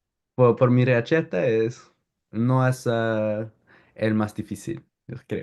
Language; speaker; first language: Spanish; non-native, learner; English